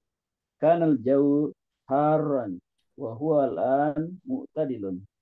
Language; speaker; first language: Arabic; non-native, learner; Indonesian